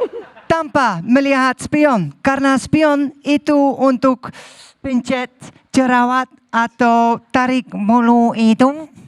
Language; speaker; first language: Indonesian; non-native, learner; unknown